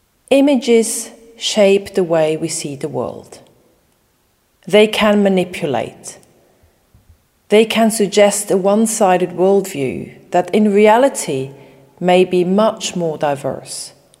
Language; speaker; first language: English; non-native, fluent; German